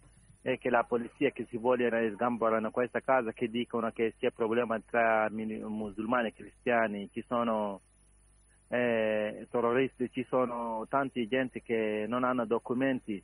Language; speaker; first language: Italian; non-native, learner; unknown